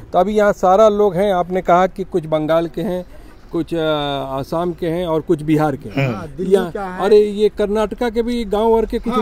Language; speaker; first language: Hindi; native; Hindi